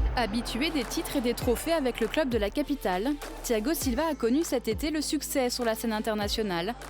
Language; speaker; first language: French; native; French